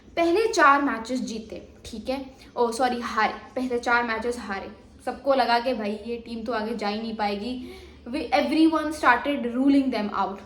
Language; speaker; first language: Urdu; non-native, local second language; Sindhi